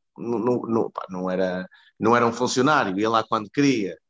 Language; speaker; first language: Portuguese; native; Portuguese